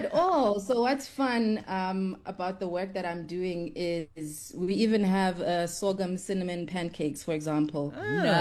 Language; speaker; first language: English; non-native, local second language; Zulu